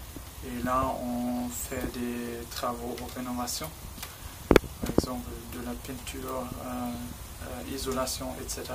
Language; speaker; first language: French; non-native, learner; German